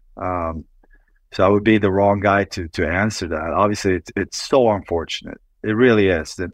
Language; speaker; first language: English; non-native, fluent; Swedish